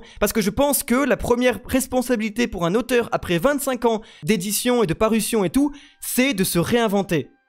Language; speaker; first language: French; native; French